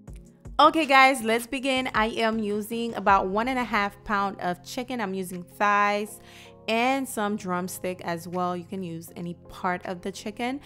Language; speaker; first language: English; native; English